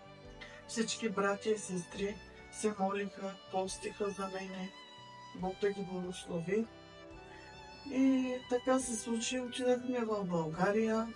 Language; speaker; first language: Bulgarian; non-native, local second language; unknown